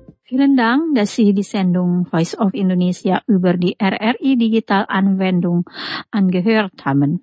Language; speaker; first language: German; non-native, fluent; Indonesian